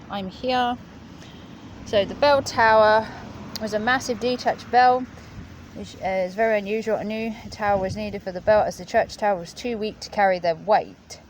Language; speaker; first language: English; native; English